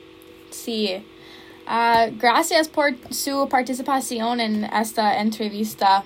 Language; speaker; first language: Spanish; non-native, learner; English